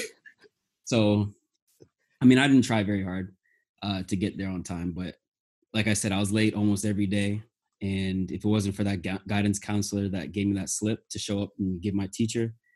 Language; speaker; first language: English; native; English